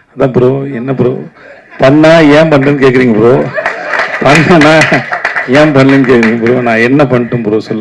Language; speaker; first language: Tamil; native; Tamil